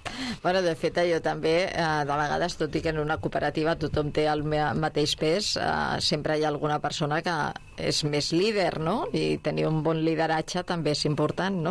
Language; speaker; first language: Catalan; native; Catalan